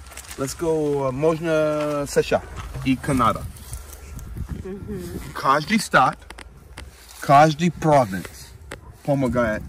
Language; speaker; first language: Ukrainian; non-native, learner; English